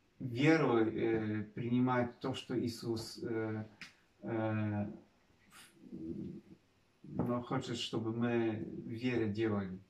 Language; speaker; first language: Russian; non-native, learner; Polish